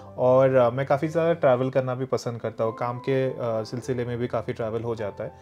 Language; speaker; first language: Hindi; non-native, local second language; Bangla